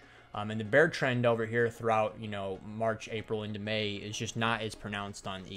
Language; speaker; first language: English; native; English